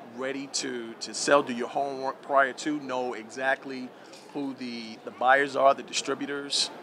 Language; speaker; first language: English; native; English